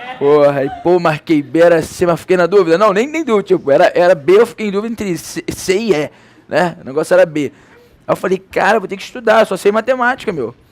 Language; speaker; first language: Portuguese; native; Portuguese